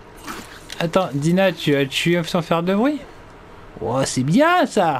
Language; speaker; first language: French; native; French